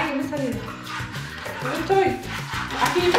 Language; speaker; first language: Spanish; native; Spanish